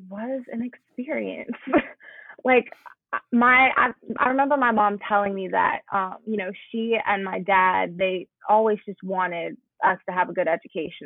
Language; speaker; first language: English; native; English